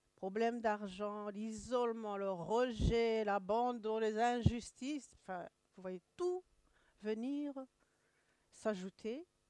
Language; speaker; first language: French; non-native, local second language; Kinyarwanda